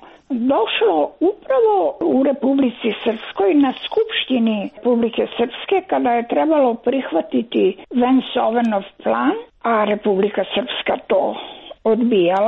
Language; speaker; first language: Croatian; native; Croatian